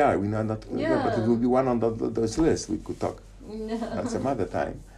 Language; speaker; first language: English; non-native, fluent; Polish